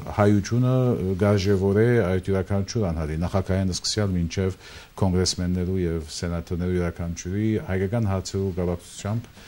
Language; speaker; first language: Armenian; early bilingual, heritage; Armenian